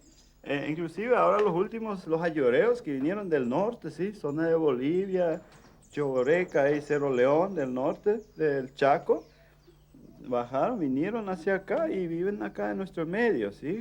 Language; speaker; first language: Spanish; early bilingual, heritage; Plautdietsch